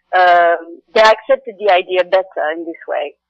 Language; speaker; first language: English; non-native, fluent; Arabic